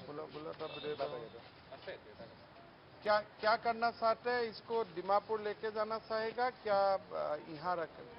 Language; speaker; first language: Hindi; non-native, local second language; Assamese